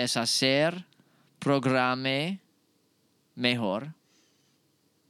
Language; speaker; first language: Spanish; non-native, learner; English